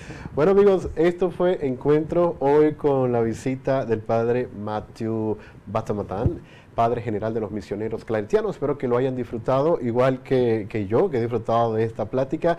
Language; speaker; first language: Spanish; native; Spanish